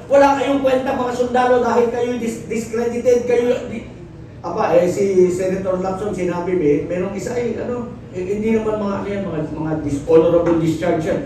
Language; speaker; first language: Filipino; native; Filipino